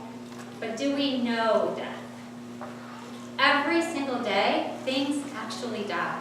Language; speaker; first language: English; native; English